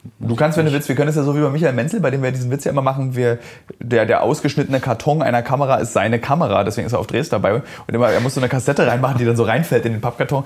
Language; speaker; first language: German; native; German